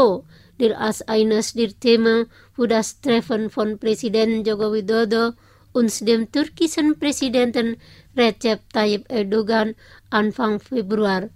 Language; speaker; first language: German; non-native, fluent; Indonesian